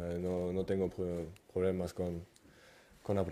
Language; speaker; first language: Spanish; non-native, fluent; French